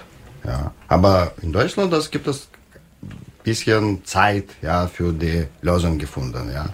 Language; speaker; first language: German; non-native, learner; Russian